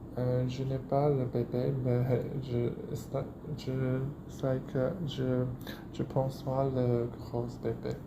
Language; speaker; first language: French; non-native, learner; Chinese